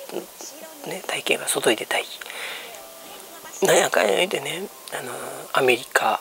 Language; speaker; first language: Japanese; native; Japanese